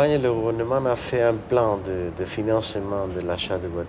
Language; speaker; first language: French; non-native, fluent; Spanish